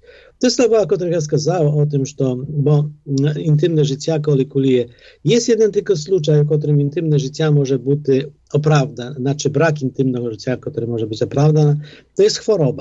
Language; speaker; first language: Polish; non-native, fluent; Ukrainian